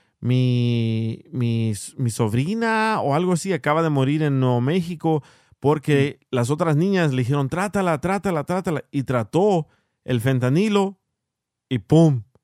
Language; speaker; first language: Spanish; early bilingual, heritage; Spanish